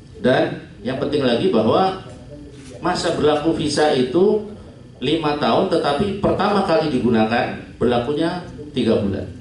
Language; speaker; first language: Indonesian; native; Indonesian